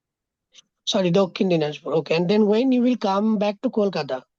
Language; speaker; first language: English; non-native, fluent; Bangla